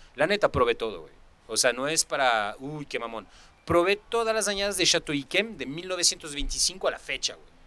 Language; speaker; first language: Spanish; non-native, fluent; French